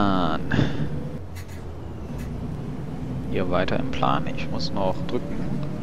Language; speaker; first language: German; native; German